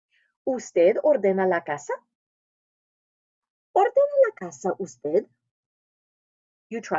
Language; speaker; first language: Spanish; non-native, fluent; English